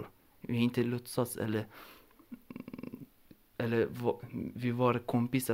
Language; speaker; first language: Swedish; non-native, learner; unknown